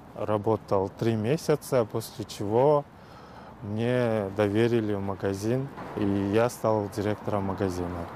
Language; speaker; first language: Russian; non-native, local second language; Kyrgyz